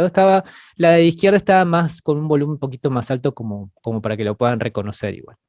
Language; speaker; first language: Spanish; native; Spanish